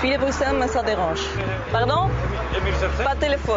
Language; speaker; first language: French; non-native, local second language; Dutch